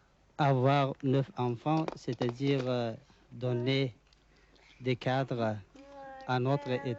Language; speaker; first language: French; non-native, learner; Uzbek